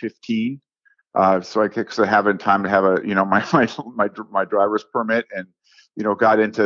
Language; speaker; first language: English; native; English